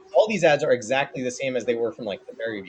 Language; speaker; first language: English; native; English